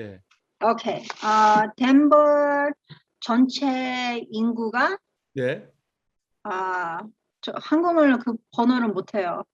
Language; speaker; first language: Korean; early bilingual, heritage; Korean